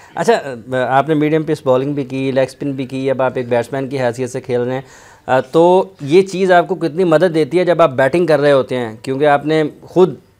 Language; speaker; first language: Urdu; non-native, local second language; Punjabi